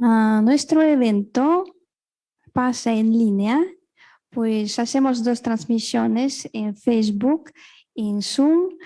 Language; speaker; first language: Spanish; non-native, fluent; Russian